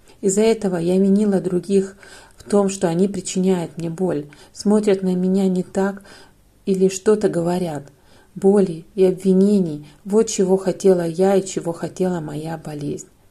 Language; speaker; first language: Russian; non-native, fluent; Lithuanian